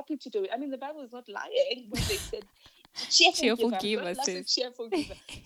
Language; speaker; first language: English; non-native, local second language; Northern Sotho